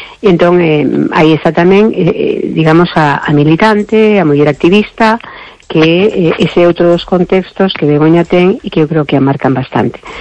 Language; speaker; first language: Galician; non-native, local second language; Spanish